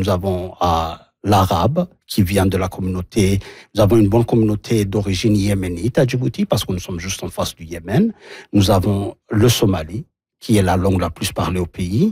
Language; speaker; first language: French; non-native, local second language; Somali